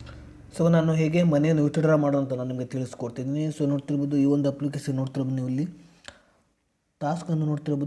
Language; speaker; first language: Kannada; native; Kannada